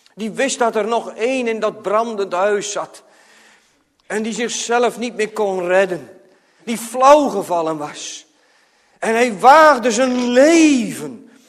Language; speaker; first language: Dutch; native; Dutch